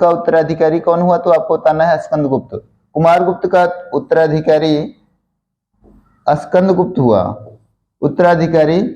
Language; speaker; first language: Hindi; native; Hindi